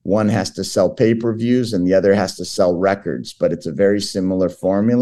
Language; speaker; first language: English; early bilingual, other home language; Portuguese